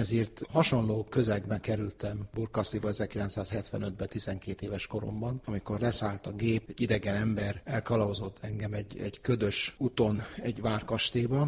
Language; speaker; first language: Hungarian; early bilingual, heritage; Hungarian